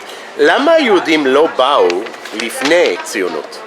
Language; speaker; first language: Hebrew; non-native, fluent; English